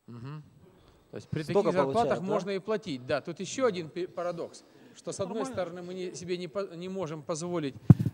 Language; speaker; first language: Russian; native; Russian